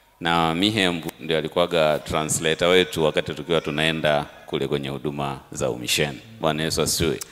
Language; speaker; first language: Swahili; native; Swahili